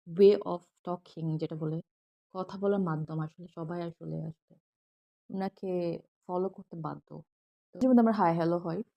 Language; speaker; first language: Bangla; non-native, local second language; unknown